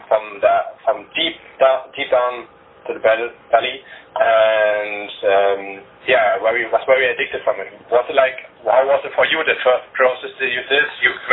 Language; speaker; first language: English; non-native, learner; German